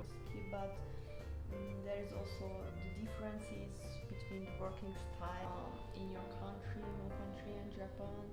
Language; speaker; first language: English; non-native, fluent; Japanese